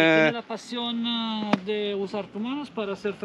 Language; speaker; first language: Spanish; non-native, learner; Italian